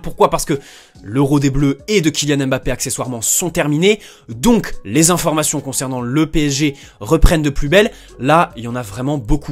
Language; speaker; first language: French; native; French